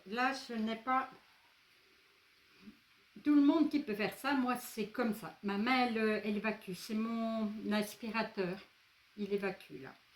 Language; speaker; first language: French; native; French